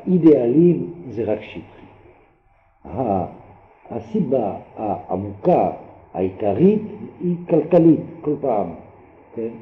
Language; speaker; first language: Hebrew; non-native, fluent; French